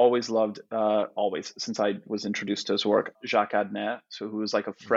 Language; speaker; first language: English; non-native, fluent; Polish